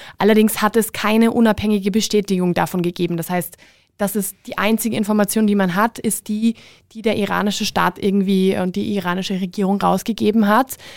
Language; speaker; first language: German; native; German